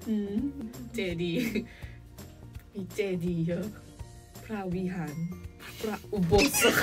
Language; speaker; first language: Thai; non-native, learner; Korean